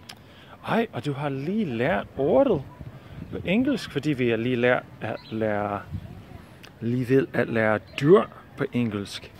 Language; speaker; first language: Danish; non-native, fluent; English